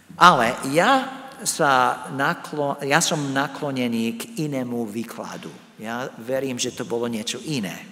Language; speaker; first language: Slovak; non-native, fluent; English